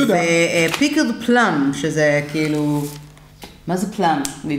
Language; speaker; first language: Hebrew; native; Hebrew